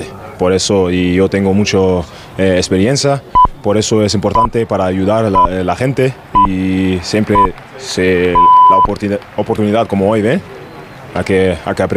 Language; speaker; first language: Spanish; non-native, learner; German